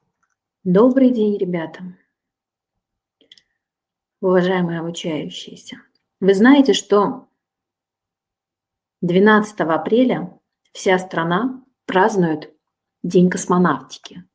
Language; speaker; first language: Russian; native; Russian